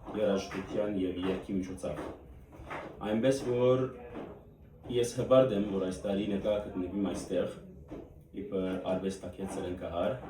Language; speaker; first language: Armenian; early bilingual, heritage; Armenian